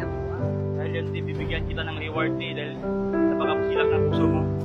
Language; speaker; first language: Filipino; non-native, local second language; Cebuano